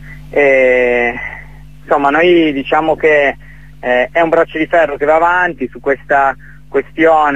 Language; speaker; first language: Italian; native; Italian